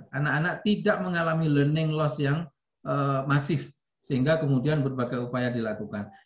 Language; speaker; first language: Indonesian; native; Indonesian